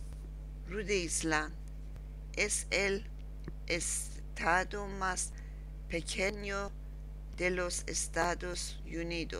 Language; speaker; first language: Spanish; non-native, learner; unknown